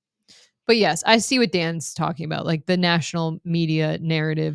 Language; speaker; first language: English; native; English